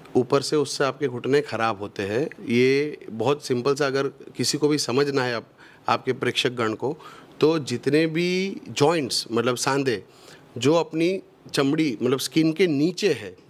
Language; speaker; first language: Hindi; non-native, local second language; Gujarati